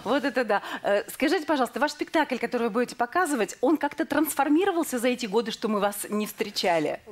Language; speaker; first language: Russian; native; Russian